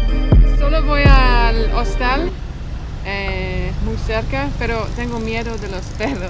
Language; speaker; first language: Spanish; non-native, learner; English